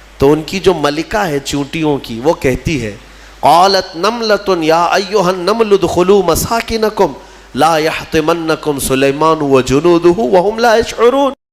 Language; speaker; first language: Urdu; native; Urdu